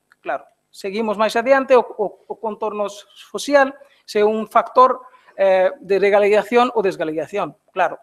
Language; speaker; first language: Galician; non-native, fluent; Bangla